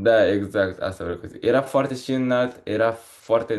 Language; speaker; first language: Romanian; early bilingual, heritage; Romanian